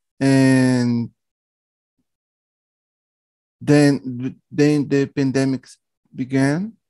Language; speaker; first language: English; non-native, learner; Portuguese